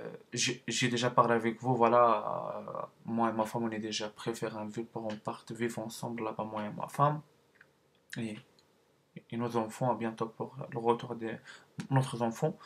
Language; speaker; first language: French; non-native, learner; Arabic